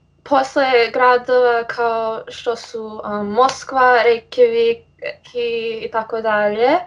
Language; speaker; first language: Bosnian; early bilingual, heritage; English